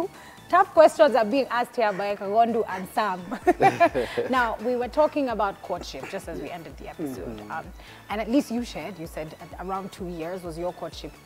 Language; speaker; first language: English; non-native, local second language; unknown